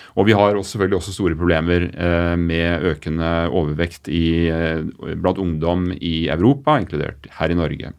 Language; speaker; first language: Norwegian; native; Norwegian